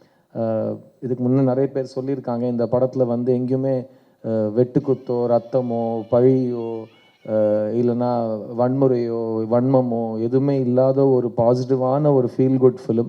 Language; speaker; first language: Tamil; native; Tamil